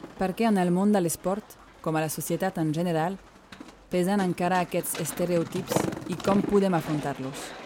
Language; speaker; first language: Catalan; non-native, fluent; French